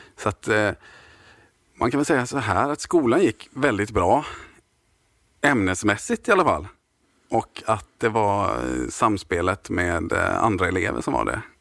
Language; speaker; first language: Swedish; native; Swedish